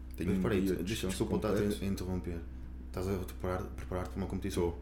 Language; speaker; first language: Portuguese; native; Portuguese